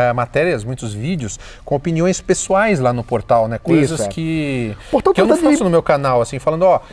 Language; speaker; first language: Portuguese; native; Portuguese